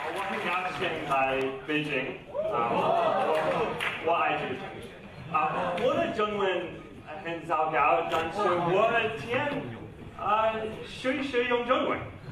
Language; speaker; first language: Chinese; non-native, learner; English